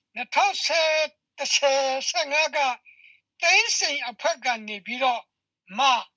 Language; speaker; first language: Burmese; non-native, local second language; S'gaw Karen